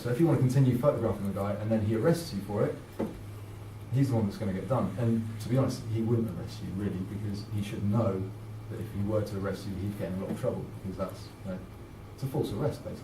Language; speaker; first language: English; native; English